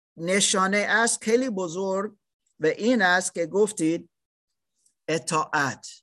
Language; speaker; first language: Persian; non-native, learner; German